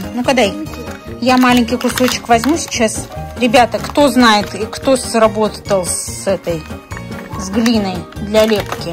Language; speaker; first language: Russian; native; Russian